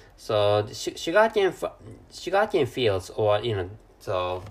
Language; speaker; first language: English; non-native, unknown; Japanese